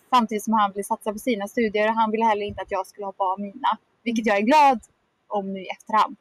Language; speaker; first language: Swedish; native; Swedish